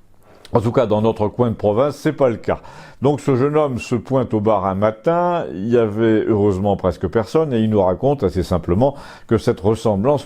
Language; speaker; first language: French; native; French